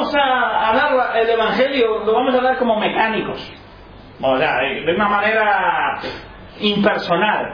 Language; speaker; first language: Spanish; non-native, fluent; English